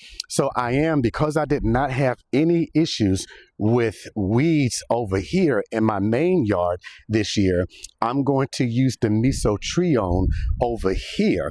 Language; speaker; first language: English; native; English